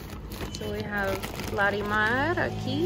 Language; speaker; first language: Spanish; non-native, learner; English